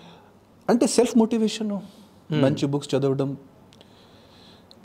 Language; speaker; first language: Telugu; non-native, fluent; Hindi